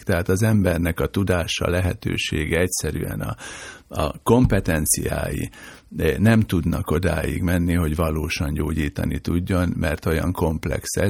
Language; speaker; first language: Hungarian; native; Hungarian